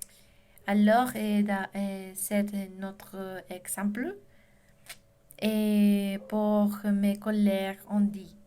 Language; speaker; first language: French; non-native, learner; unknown